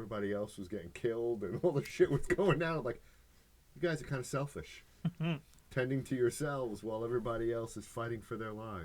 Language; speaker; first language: English; native; English